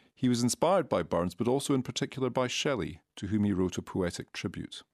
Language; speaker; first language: English; native; English